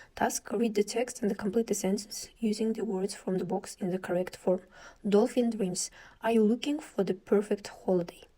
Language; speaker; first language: English; non-native, fluent; Kazakh